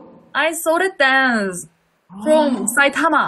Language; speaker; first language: English; non-native, learner; Korean